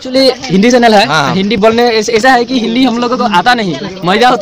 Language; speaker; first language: Hindi; non-native, local second language; Assamese